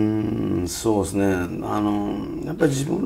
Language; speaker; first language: Japanese; native; Japanese